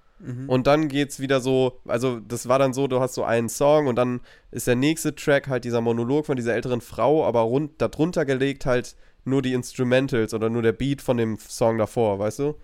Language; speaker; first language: German; native; German